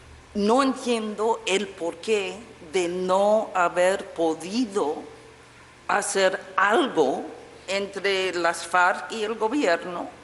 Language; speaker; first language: Spanish; non-native, fluent; English